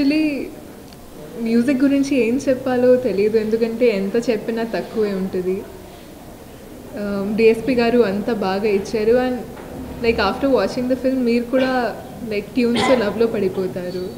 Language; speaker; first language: Telugu; non-native, fluent; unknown